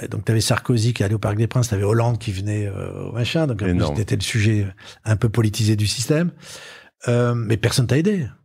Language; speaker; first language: French; native; French